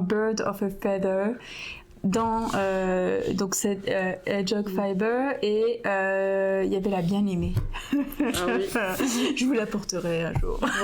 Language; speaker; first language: French; native; French